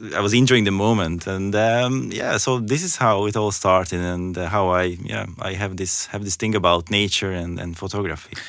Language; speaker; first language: English; non-native, fluent; Hungarian